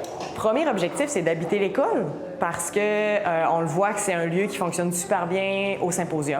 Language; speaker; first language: French; native; French